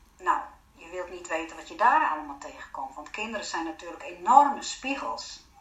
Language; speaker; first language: Dutch; non-native, fluent; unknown